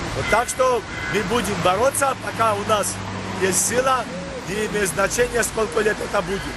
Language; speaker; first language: Russian; non-native, local second language; Georgian